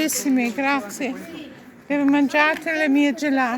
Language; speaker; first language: Italian; non-native, learner; English